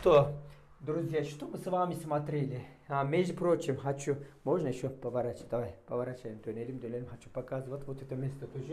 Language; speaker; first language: Russian; non-native, fluent; Turkish